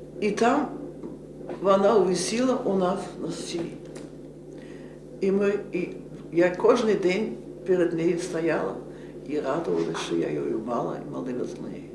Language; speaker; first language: Ukrainian; early bilingual, heritage; Ukrainian